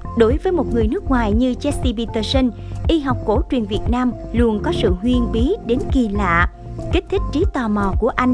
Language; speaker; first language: Vietnamese; native; Vietnamese